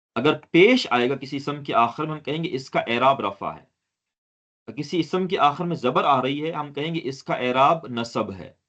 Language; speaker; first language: Urdu; non-native, local second language; Sindhi